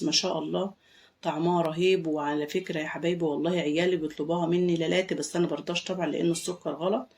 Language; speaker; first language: Arabic; native; Arabic